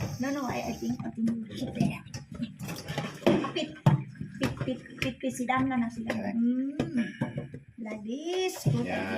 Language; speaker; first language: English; non-native, learner; Thai